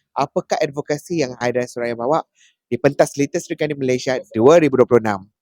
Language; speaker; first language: Malay; native; Malay